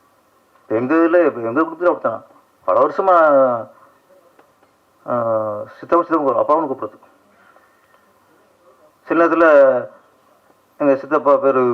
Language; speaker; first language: Tamil; native; Tamil